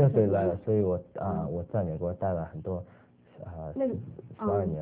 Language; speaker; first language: Chinese; early bilingual, other home language; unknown